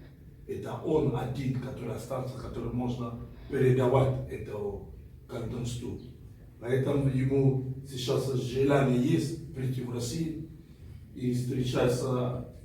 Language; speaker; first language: Russian; non-native, fluent; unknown